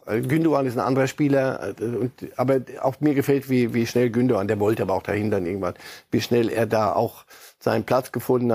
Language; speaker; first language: German; native; German